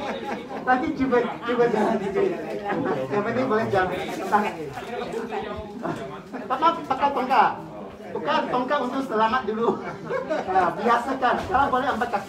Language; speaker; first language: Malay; non-native, local second language; Cantonese